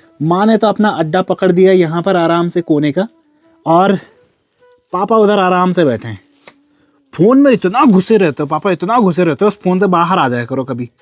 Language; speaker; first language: Hindi; native; Hindi